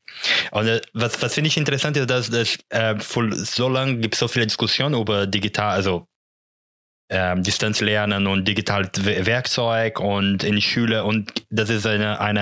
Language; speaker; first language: German; non-native, learner; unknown